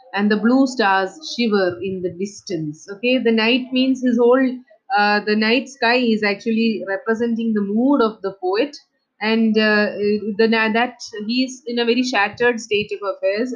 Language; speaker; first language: English; non-native, local second language; Malayalam